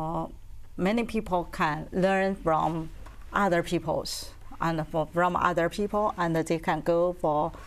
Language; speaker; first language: English; non-native, learner; Chinese